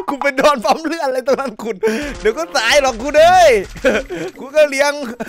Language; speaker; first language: Thai; native; Thai